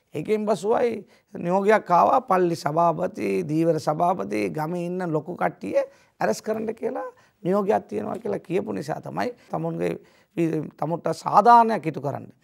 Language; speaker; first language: Sinhala; non-native, local second language; Tamil